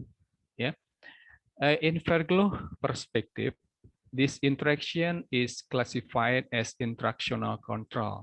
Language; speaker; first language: English; non-native, local second language; Indonesian